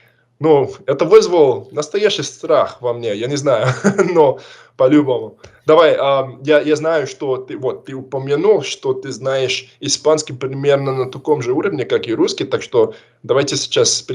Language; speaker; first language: Russian; non-native, fluent; English